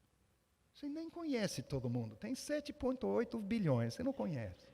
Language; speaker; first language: Portuguese; non-native, fluent; English